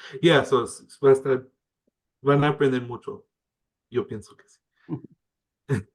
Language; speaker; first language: Spanish; early bilingual, heritage; English